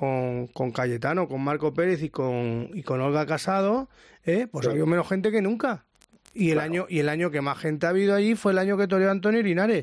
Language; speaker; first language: Spanish; native; Spanish